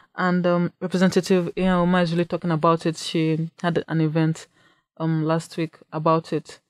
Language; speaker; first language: English; non-native, local second language; Yoruba